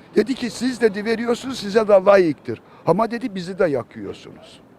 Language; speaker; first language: Turkish; native; Turkish